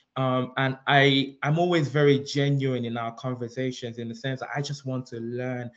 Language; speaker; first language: English; early bilingual, other home language; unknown